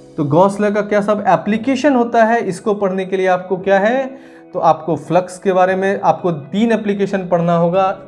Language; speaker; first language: Hindi; native; Hindi